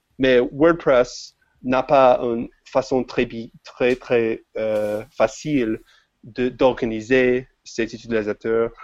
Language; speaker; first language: French; non-native, fluent; English